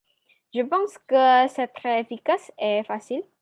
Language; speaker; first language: French; non-native, learner; Indonesian